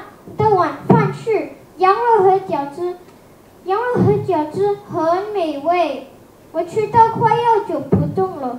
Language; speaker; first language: Chinese; non-native, learner; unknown